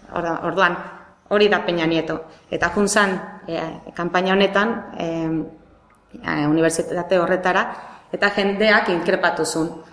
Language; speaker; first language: Basque; non-native, local second language; Spanish